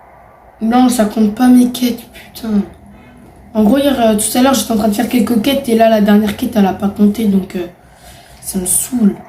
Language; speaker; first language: French; native; French